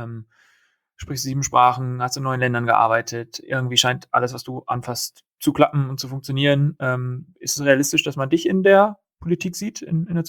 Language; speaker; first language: German; native; German